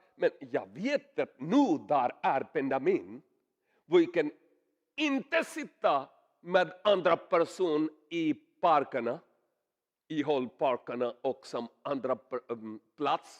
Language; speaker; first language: Swedish; non-native, learner; Urdu